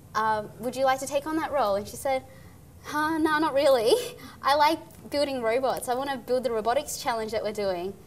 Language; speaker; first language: English; native; English